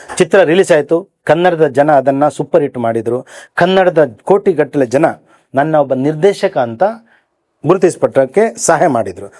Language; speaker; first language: Kannada; native; Kannada